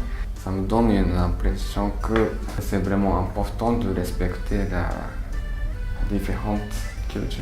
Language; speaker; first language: French; non-native, learner; Japanese